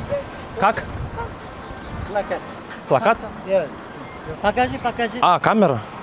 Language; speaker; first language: Russian; non-native, learner; Lithuanian